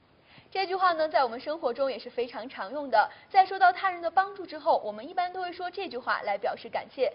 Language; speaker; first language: Chinese; native; Chinese